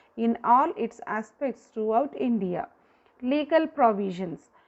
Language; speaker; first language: English; non-native, local second language; Kannada